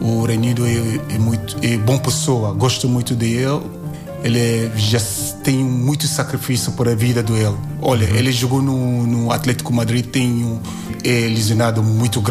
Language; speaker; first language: Portuguese; non-native, learner; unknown